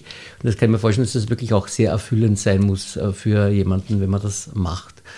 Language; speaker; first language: German; native; German